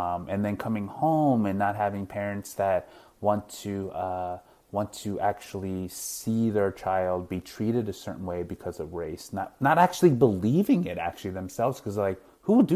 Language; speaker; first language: English; native; English